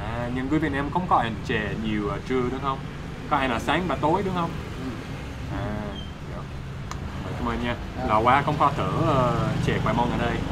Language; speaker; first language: Vietnamese; non-native, learner; English